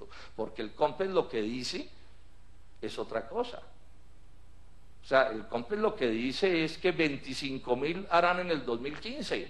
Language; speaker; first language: Spanish; native; Spanish